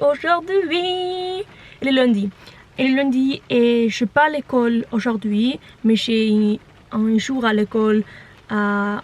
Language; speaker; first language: French; non-native, learner; Norwegian